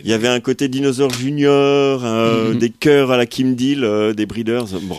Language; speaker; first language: French; native; French